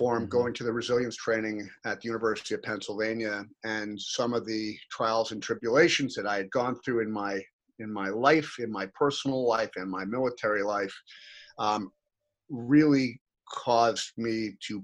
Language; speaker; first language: English; native; English